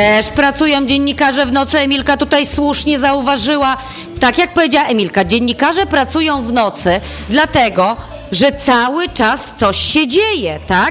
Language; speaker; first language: Polish; native; Polish